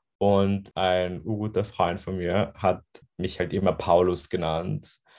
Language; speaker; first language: German; native; German